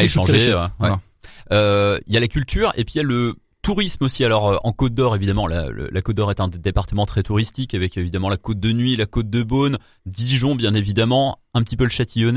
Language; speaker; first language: French; native; French